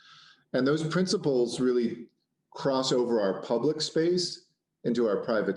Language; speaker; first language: English; native; English